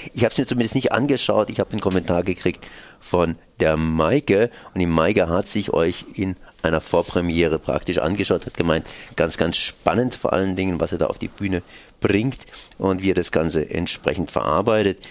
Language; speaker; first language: German; native; German